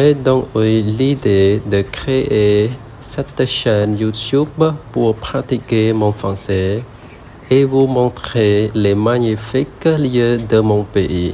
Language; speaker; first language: French; non-native, learner; Khmer